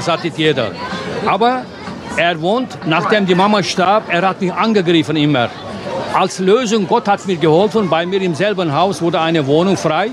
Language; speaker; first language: German; non-native, fluent; Turkish